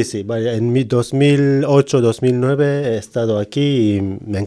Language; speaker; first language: Spanish; non-native, learner; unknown